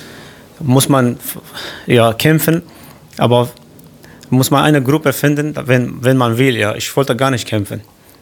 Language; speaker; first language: German; non-native, learner; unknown